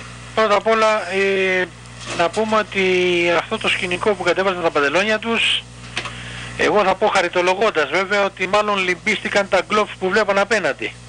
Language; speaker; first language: Greek; native; Greek